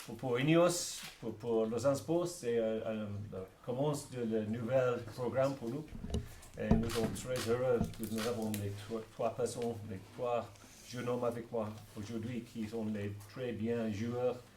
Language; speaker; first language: French; non-native, learner; English